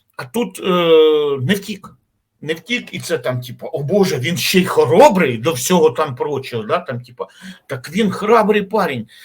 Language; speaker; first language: Ukrainian; native; Ukrainian